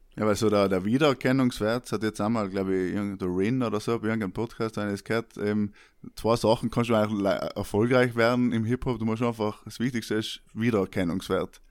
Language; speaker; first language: German; native; German